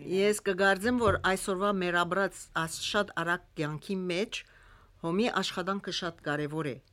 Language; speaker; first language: Armenian; early bilingual, heritage; Armenian